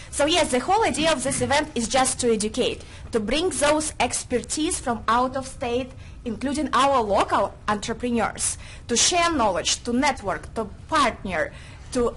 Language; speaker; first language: English; non-native, fluent; Russian